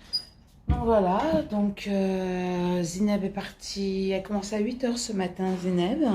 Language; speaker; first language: French; native; French